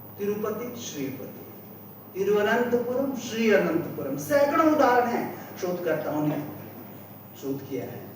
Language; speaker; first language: Hindi; native; Hindi